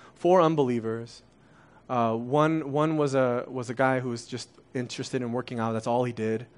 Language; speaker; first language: English; early bilingual, other home language; Korean